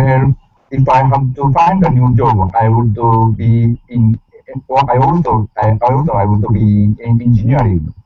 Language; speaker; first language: English; non-native, learner; Japanese